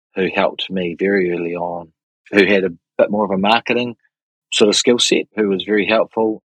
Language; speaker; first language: English; native; English